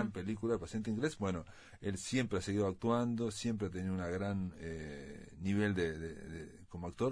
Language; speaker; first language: Spanish; native; Spanish